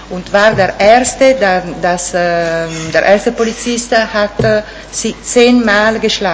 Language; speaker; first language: German; non-native, fluent; Italian